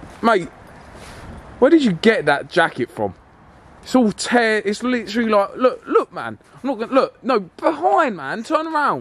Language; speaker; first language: English; native; English